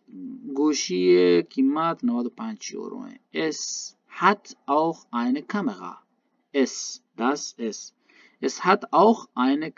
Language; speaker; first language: German; non-native, learner; Baluchi